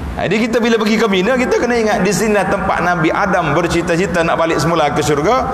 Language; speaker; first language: Malay; native; Malay